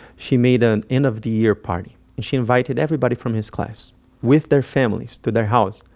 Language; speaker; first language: English; non-native, fluent; Portuguese